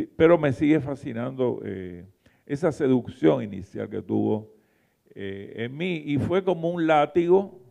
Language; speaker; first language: Spanish; native; Spanish